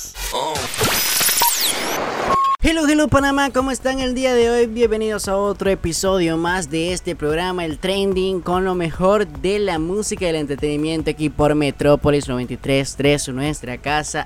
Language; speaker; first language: Spanish; native; Spanish